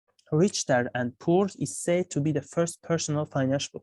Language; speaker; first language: English; non-native, fluent; Azerbaijani